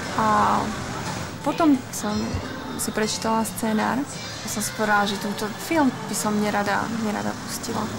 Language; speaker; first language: Slovak; native; Slovak